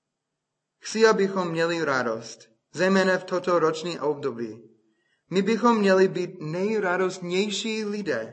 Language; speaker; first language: Czech; non-native, fluent; English